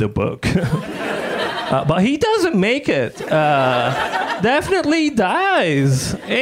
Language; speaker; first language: English; non-native, fluent; Arabic